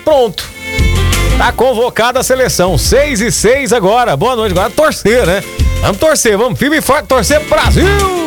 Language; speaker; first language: Portuguese; native; Portuguese